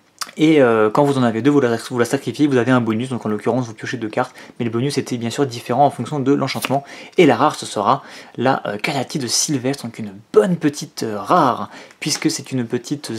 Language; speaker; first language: French; native; French